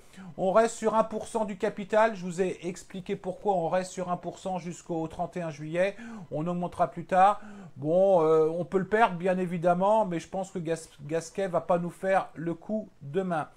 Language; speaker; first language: French; native; French